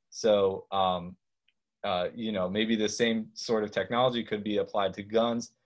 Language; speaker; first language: English; native; English